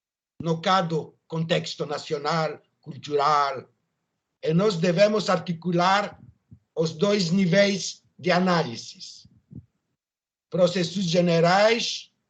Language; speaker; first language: Portuguese; non-native, learner; French